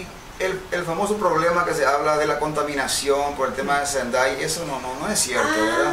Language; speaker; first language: Spanish; native; Spanish